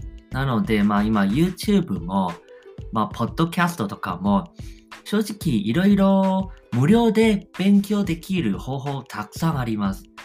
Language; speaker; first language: Japanese; non-native, fluent; Chinese